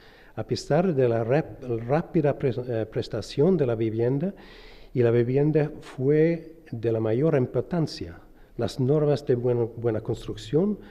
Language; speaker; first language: Spanish; non-native, fluent; English